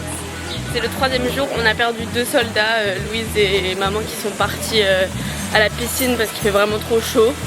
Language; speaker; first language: French; native; French